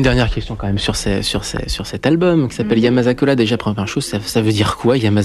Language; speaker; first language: French; native; French